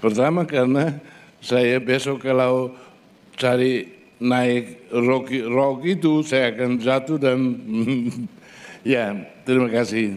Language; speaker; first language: Indonesian; non-native, fluent; Portuguese